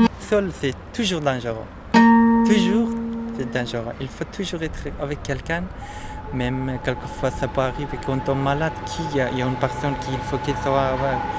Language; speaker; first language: French; non-native, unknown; Persian